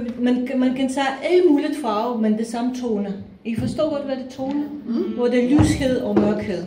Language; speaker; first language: Danish; non-native, fluent; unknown